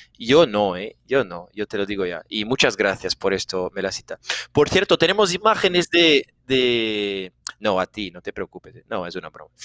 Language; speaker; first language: Spanish; non-native, fluent; Portuguese